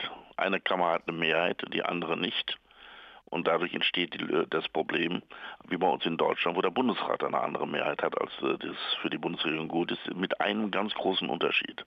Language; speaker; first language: German; native; German